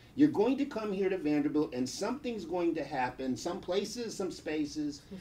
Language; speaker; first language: English; native; English